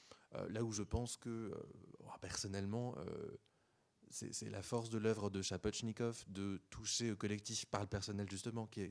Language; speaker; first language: French; native; French